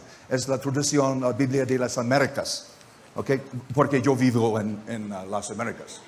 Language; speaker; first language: Spanish; non-native, learner; English